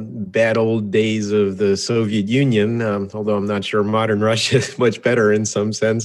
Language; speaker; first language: English; early bilingual, other home language; Russian